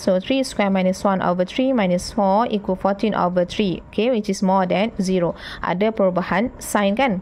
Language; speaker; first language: English; non-native, local second language; Malay